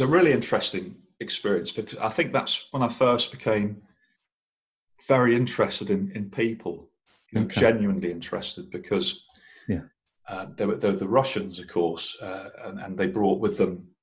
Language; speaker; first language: English; native; English